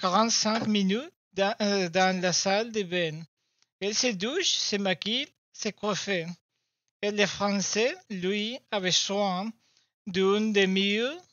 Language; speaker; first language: French; non-native, learner; Spanish